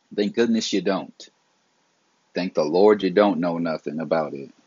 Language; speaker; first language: English; native; English